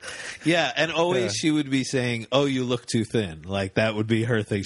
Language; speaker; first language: English; native; English